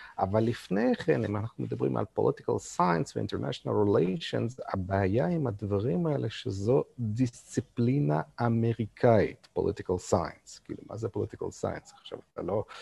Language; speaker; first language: Hebrew; non-native, fluent; Russian